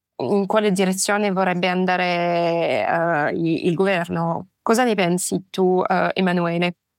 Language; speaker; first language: Italian; non-native, fluent; French